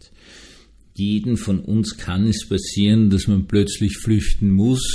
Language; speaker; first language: German; native; German